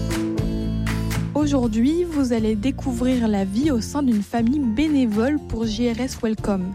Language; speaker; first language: French; native; French